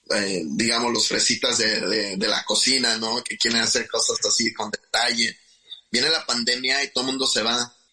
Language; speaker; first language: Spanish; native; Spanish